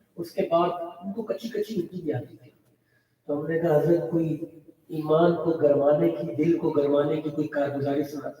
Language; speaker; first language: Urdu; non-native, local second language; Pashto